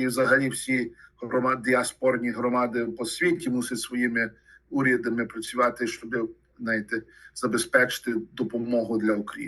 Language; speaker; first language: Ukrainian; early bilingual, heritage; Ukrainian